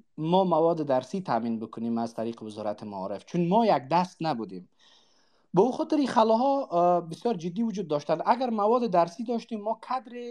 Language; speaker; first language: Persian; non-native, local second language; Uzbek